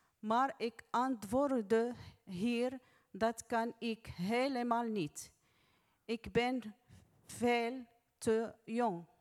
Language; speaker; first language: Dutch; non-native, learner; Arabic